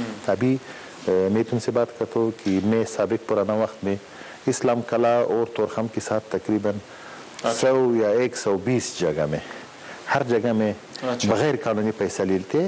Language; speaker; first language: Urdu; non-native, learner; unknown